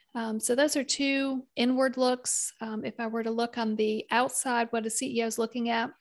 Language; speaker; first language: English; native; English